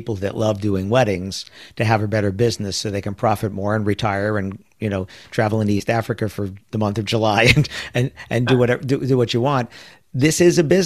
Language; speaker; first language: English; native; English